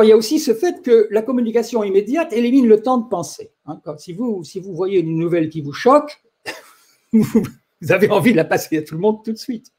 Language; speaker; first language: French; native; French